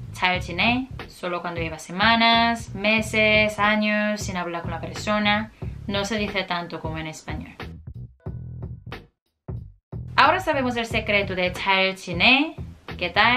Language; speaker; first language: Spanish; non-native, fluent; Korean